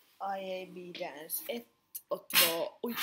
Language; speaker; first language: Swedish; non-native, fluent; Finnish